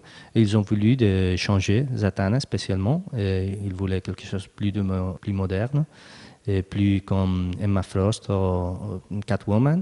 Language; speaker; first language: French; non-native, learner; Spanish